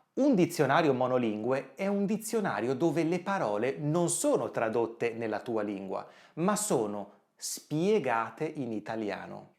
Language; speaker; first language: Italian; native; Italian